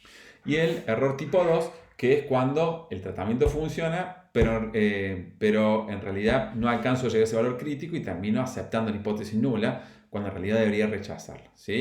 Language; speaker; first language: Spanish; native; Spanish